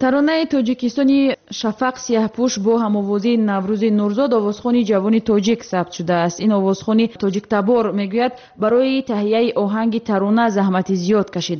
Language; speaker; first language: Tajik; native; Tajik